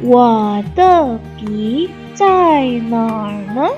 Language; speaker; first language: Chinese; non-native, fluent; Indonesian